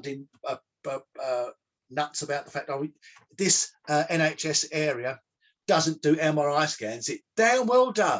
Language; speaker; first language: English; native; English